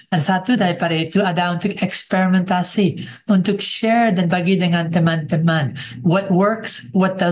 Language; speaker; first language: Indonesian; non-native, fluent; English